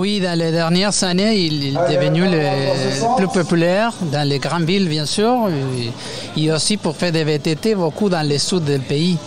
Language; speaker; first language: French; non-native, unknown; Spanish